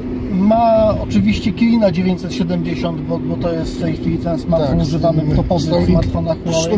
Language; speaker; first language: Polish; native; Polish